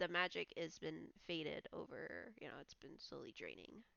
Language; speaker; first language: English; native; English